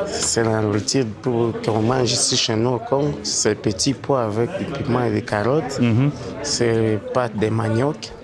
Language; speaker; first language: French; non-native, local second language; Swahili